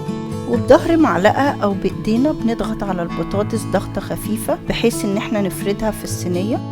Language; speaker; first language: Arabic; native; Arabic